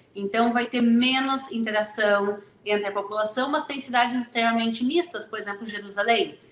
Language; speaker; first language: Portuguese; native; Portuguese